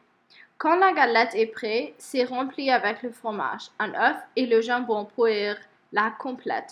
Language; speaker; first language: French; non-native, learner; English